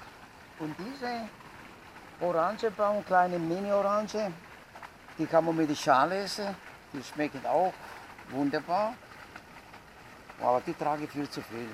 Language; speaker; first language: German; non-native, learner; Italian